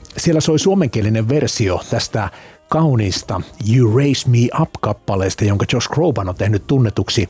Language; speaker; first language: Finnish; native; Finnish